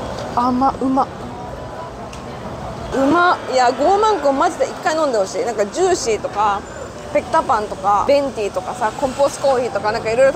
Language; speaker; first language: Japanese; native; Japanese